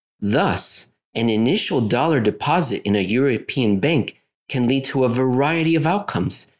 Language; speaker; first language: English; native; English